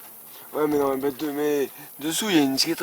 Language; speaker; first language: French; native; French